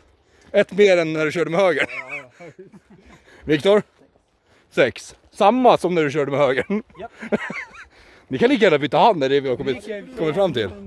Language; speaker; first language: Swedish; native; Swedish